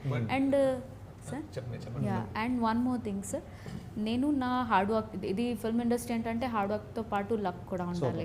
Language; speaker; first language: Telugu; non-native, learner; Odia